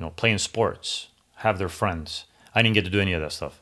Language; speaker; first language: English; early bilingual, other home language; Greek